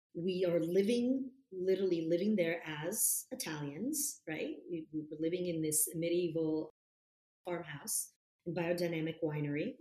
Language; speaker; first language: English; non-native, fluent; Italian